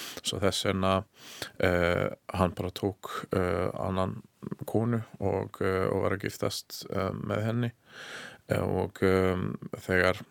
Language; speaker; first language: Icelandic; non-native, learner; Hungarian